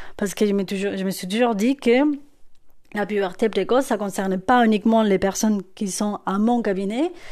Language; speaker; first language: French; non-native, fluent; Spanish